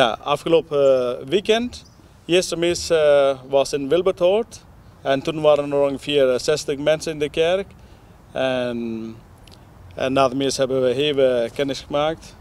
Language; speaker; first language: Dutch; non-native, learner; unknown